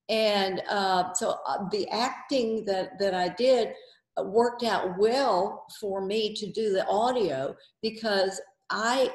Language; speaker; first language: English; native; English